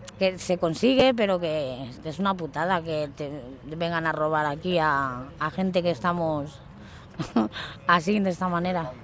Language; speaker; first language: Spanish; native; Spanish